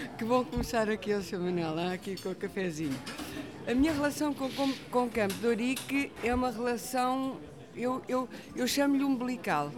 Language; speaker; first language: Portuguese; native; Portuguese